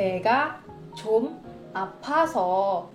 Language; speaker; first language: Korean; non-native, fluent; Indonesian